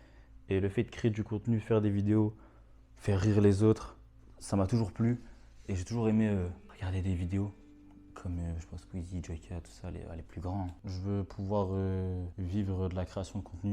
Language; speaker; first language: French; native; French